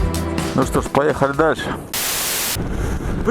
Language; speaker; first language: Russian; native; Russian